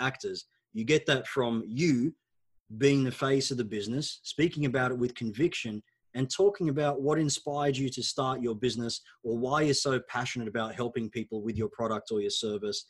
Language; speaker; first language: English; non-native, local second language; Arabic